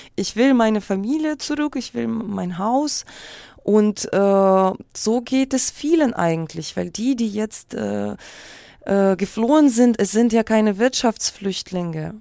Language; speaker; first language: German; early bilingual, other home language; Russian